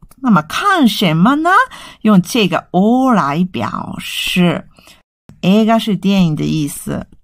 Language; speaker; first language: Chinese; non-native, fluent; Japanese